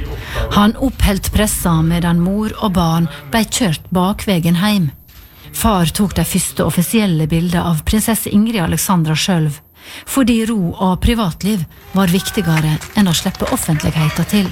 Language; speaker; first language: Norwegian; native; Norwegian